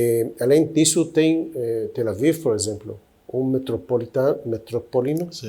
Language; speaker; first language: Portuguese; non-native, fluent; Hebrew